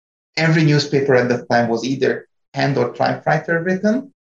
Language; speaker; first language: English; non-native, fluent; Hungarian